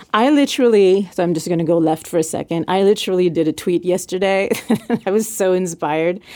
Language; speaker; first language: English; non-native, fluent; French